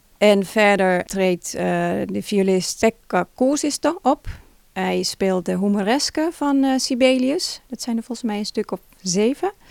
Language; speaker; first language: Dutch; non-native, fluent; Finnish